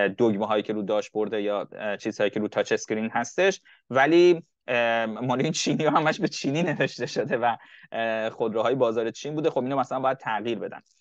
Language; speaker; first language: Persian; native; Persian